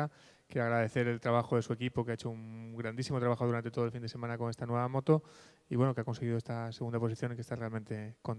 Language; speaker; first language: Spanish; native; Spanish